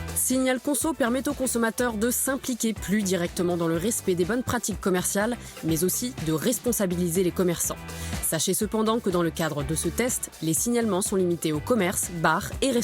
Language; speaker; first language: French; native; French